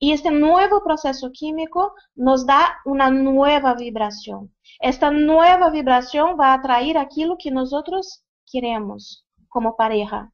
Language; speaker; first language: Spanish; non-native, fluent; Portuguese